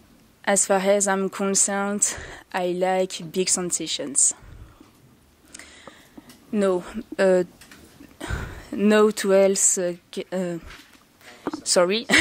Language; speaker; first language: English; non-native, learner; French